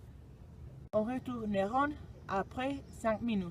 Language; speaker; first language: French; non-native, learner; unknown